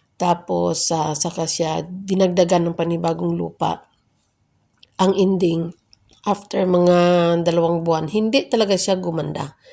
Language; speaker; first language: Filipino; native; Filipino